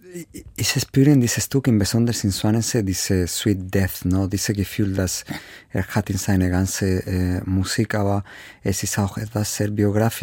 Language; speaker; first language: German; non-native, fluent; Spanish